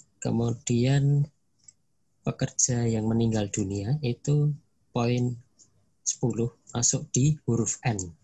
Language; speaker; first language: Indonesian; non-native, local second language; Javanese